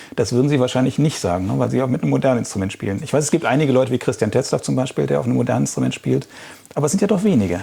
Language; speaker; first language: German; native; German